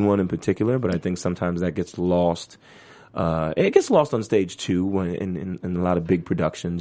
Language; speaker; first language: English; native; English